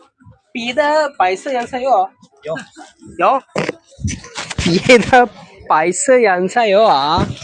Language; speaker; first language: Chinese; non-native, learner; Urdu